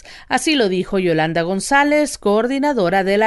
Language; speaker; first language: Spanish; native; Spanish